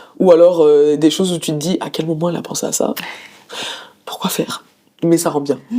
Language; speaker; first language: French; native; French